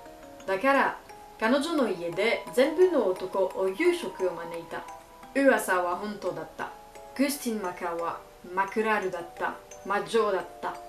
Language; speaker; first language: Japanese; non-native, learner; French